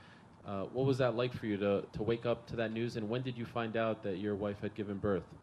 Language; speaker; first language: English; native; English